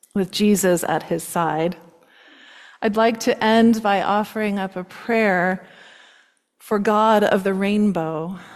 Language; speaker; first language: English; native; English